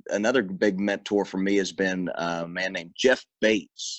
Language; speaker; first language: English; native; English